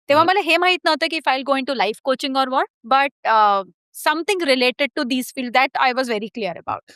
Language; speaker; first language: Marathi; early bilingual, heritage; Marathi